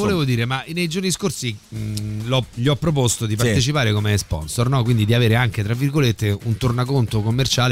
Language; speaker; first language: Italian; native; Italian